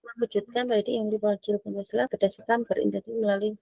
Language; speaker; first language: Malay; non-native, local second language; Javanese